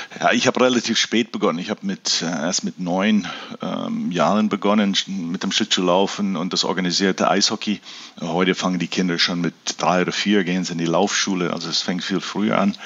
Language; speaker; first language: German; early bilingual, heritage; German